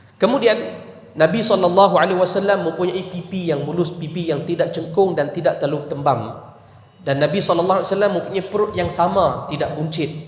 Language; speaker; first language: Malay; native; Malay